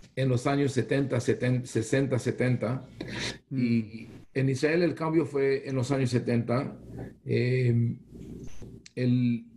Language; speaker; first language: Spanish; non-native, fluent; Hebrew